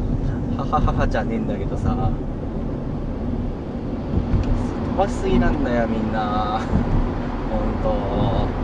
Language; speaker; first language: Japanese; native; Japanese